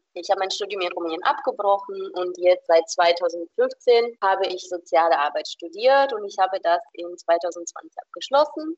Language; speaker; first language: German; non-native, fluent; Romanian